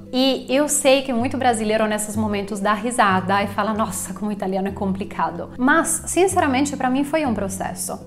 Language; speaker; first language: Portuguese; non-native, fluent; Italian